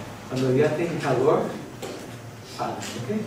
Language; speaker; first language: Portuguese; non-native, fluent; English